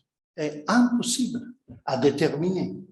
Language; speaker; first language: French; non-native, fluent; Italian